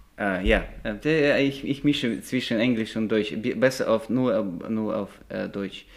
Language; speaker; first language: German; non-native, learner; Russian